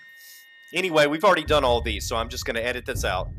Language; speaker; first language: English; native; English